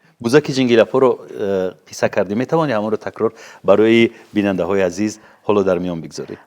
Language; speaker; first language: Tajik; native; Tajik